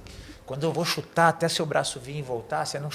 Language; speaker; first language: Portuguese; native; Portuguese